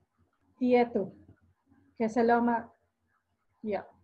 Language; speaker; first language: Finnish; non-native, learner; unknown